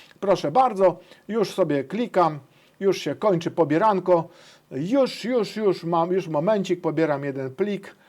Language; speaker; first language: Polish; native; Polish